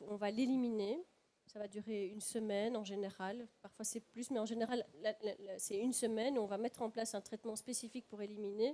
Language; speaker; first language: French; native; French